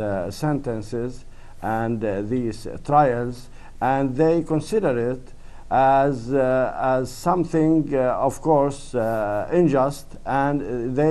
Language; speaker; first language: English; non-native, fluent; Arabic